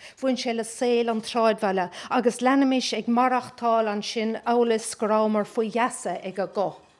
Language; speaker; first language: Irish; native; Irish